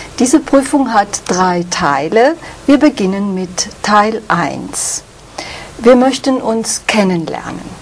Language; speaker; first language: German; native; German